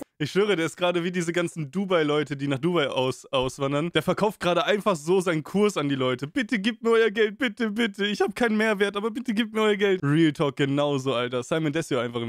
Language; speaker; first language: German; native; German